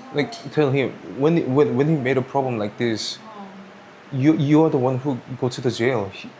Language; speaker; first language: English; non-native, learner; Korean